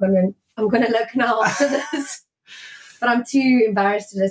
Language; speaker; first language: English; non-native, local second language; Afrikaans